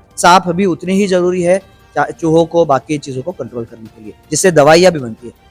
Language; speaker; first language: Hindi; non-native, local second language; Marathi